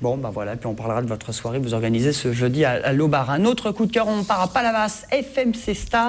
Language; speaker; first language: French; native; French